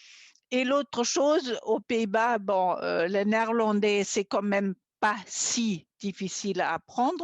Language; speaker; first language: French; non-native, fluent; German